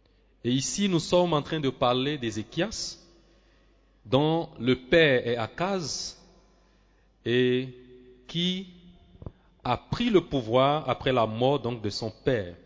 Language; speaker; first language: French; non-native, local second language; Swahili